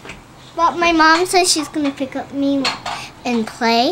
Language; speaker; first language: English; native; English